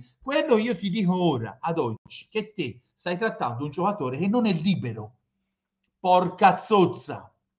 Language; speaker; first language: Italian; native; Italian